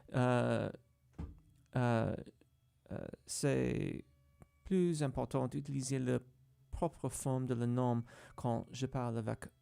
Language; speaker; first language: French; non-native, learner; English